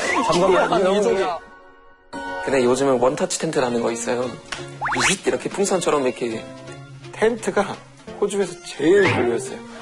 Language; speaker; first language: Korean; non-native, fluent; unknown